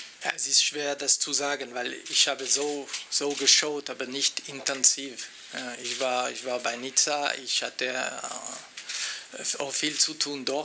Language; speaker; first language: German; non-native, local second language; French